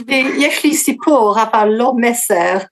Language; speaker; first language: Hebrew; non-native, learner; English